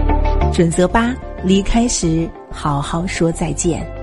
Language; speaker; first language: Chinese; native; Chinese